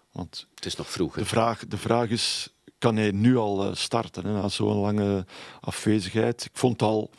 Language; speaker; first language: Dutch; native; Dutch